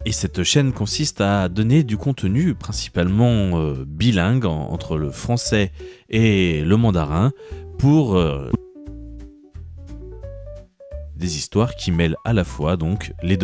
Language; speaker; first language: French; native; French